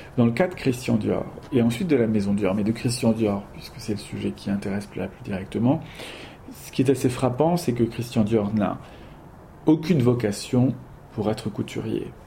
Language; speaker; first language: French; native; French